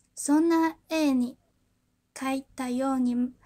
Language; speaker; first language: Japanese; non-native, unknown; Chinese